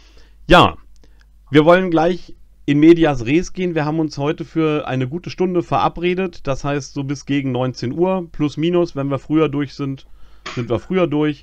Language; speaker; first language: German; native; German